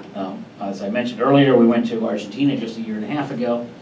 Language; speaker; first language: English; native; English